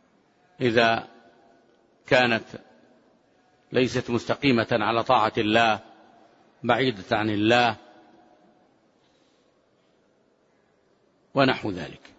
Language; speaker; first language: Arabic; native; Arabic